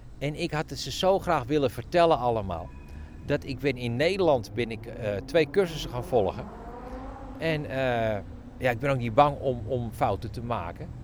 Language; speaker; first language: Dutch; native; Dutch